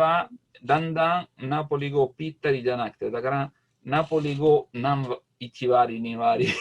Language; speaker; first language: Japanese; non-native, learner; Italian